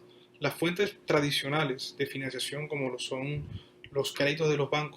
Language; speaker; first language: Spanish; native; Spanish